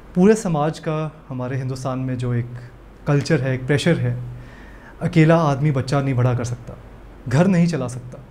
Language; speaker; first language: Hindi; native; Hindi